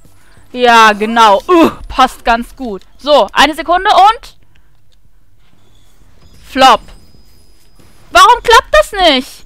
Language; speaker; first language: German; native; German